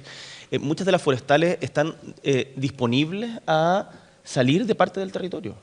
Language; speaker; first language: Spanish; native; Spanish